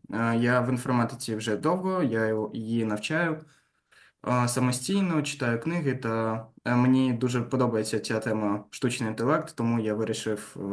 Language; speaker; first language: Ukrainian; non-native, local second language; Russian